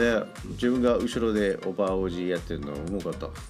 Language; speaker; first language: Japanese; native; Japanese